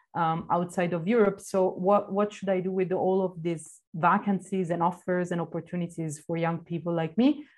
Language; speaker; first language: English; non-native, fluent; Italian